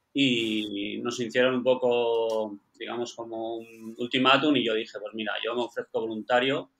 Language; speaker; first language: Spanish; native; Spanish